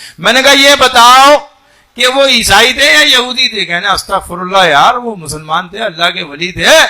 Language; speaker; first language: Urdu; non-native, local second language; Sindhi